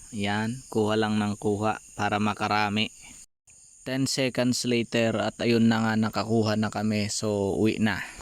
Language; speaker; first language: Filipino; non-native, local second language; Iloko